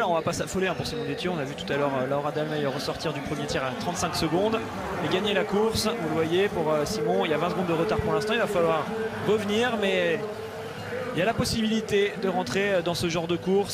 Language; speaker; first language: French; native; French